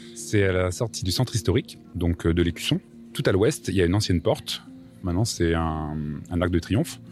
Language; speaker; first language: French; native; French